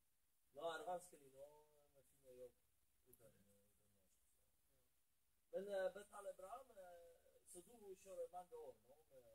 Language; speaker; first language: Norwegian; non-native, learner; Polish